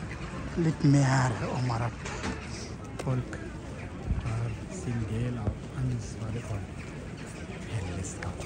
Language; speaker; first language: Norwegian; non-native, fluent; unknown